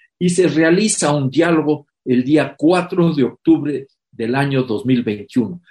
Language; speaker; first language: Spanish; native; Spanish